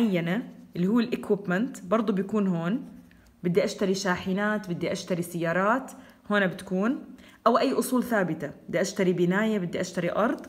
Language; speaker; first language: Arabic; native; Arabic